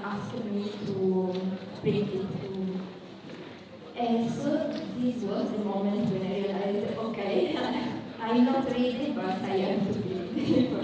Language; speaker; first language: English; non-native, learner; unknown